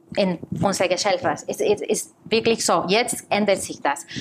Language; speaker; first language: German; non-native, fluent; Spanish